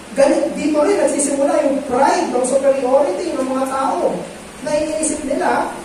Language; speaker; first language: Filipino; native; Filipino